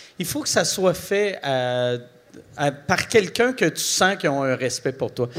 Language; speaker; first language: French; native; French